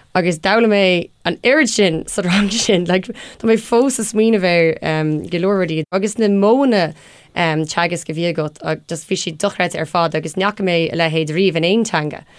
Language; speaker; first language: Irish; non-native, local second language; English